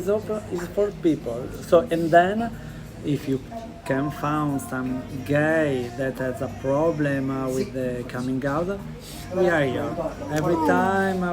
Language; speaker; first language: English; non-native, learner; Italian